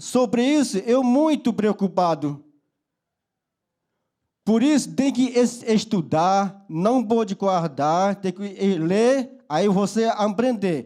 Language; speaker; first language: Portuguese; non-native, local second language; Yanomámi